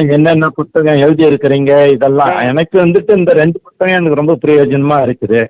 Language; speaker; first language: Tamil; native; Tamil